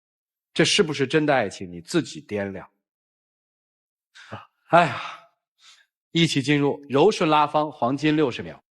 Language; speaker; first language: Chinese; native; Chinese